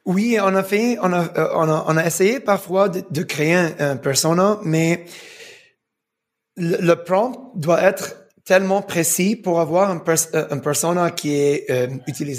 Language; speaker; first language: French; early bilingual, heritage; French